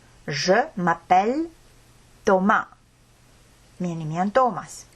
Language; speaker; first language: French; non-native, fluent; Estonian